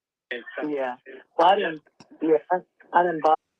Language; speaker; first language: English; native; English